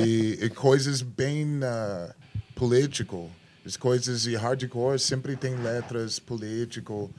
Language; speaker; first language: Portuguese; non-native, learner; English